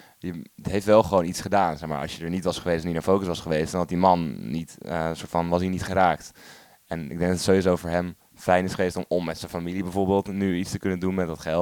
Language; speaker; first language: Dutch; native; Dutch